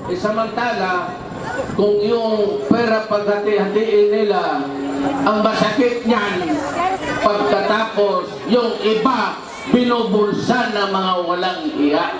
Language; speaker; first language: Filipino; non-native, local second language; Cebuano